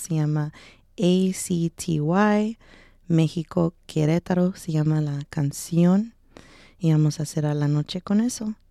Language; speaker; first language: Spanish; early bilingual, heritage; Spanish